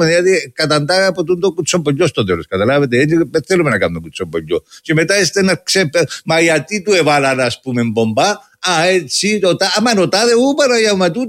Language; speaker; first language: Greek; native; Greek